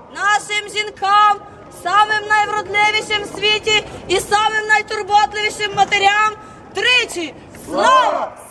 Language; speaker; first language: Ukrainian; native; Ukrainian